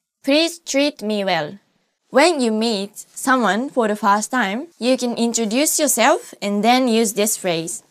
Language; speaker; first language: English; non-native, fluent; Japanese